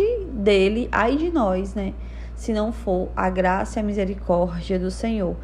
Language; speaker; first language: Portuguese; native; Portuguese